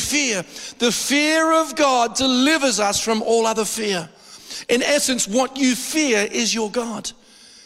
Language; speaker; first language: English; native; English